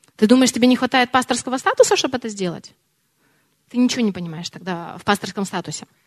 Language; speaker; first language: Russian; early bilingual, heritage; Russian